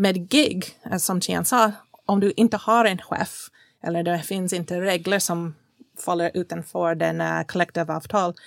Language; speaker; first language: Swedish; non-native, fluent; English